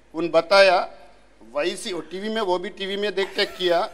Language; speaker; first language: Hindi; non-native, local second language; Telugu